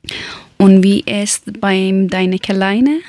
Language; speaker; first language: German; non-native, learner; Persian